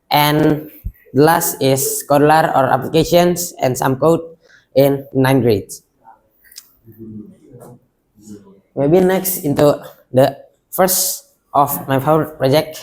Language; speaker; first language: English; non-native, local second language; Indonesian